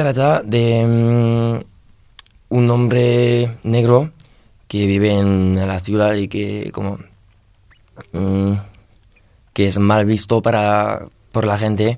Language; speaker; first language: Spanish; non-native, learner; French